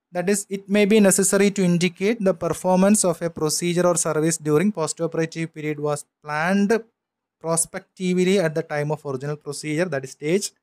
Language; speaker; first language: English; non-native, local second language; Malayalam